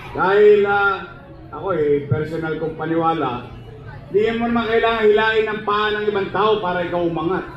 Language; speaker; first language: Filipino; native; Filipino